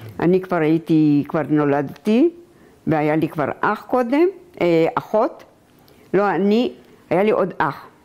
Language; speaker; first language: Hebrew; native; Hebrew